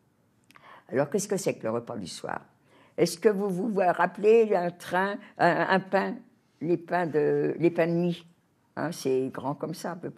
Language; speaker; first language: French; native; French